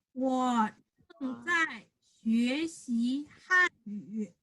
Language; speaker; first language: Chinese; non-native, fluent; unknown